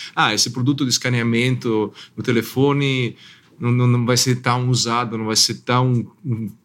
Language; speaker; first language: Portuguese; non-native, fluent; Italian